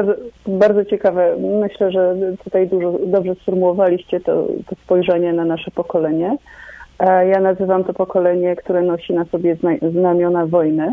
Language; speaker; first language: Polish; native; Polish